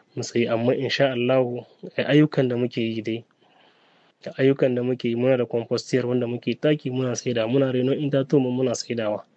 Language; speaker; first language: Hausa; native; Hausa